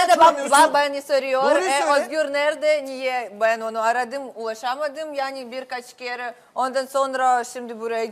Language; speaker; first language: Turkish; non-native, learner; Russian